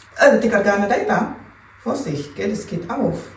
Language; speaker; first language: German; non-native, learner; Filipino